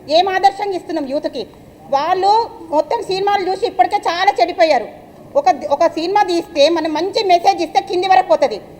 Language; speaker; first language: Telugu; native; Telugu